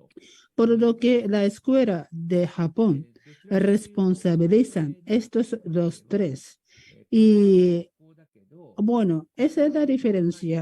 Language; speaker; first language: Spanish; non-native, learner; Japanese